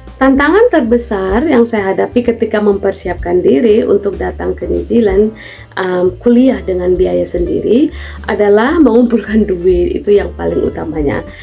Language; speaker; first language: Indonesian; native; Indonesian